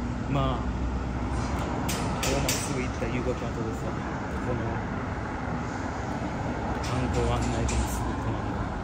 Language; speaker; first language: Japanese; native; Japanese